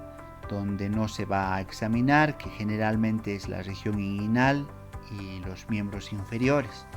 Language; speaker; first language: Spanish; native; Spanish